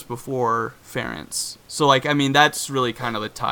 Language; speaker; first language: English; native; English